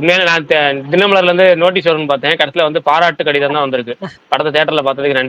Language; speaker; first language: Tamil; native; Tamil